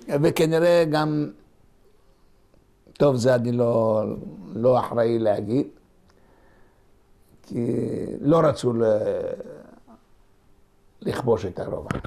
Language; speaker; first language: Hebrew; non-native, local second language; Ladino